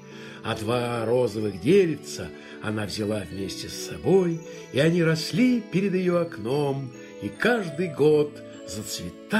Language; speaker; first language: Russian; native; Russian